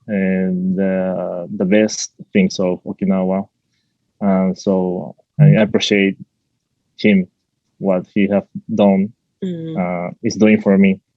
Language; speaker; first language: English; non-native, fluent; Spanish